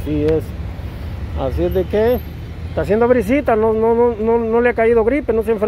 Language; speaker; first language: Spanish; native; Spanish